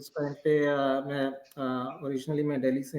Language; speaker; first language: Hindi; native; Hindi